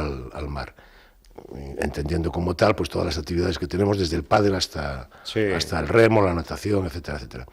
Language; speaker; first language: Spanish; native; Spanish